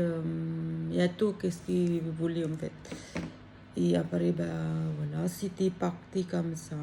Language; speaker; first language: French; non-native, learner; Filipino